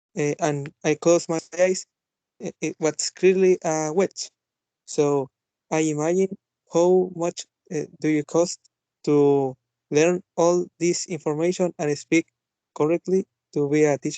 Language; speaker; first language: English; non-native, fluent; Spanish